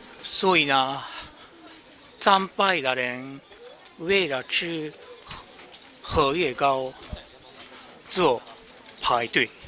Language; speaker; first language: Chinese; non-native, learner; Japanese